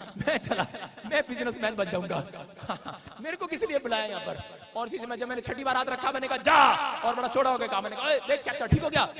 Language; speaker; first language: Hindi; non-native, local second language; Punjabi